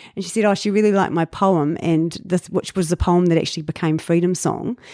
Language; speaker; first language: English; native; English